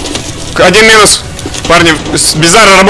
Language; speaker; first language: Russian; native; Russian